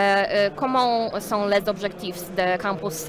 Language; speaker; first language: French; non-native, learner; Polish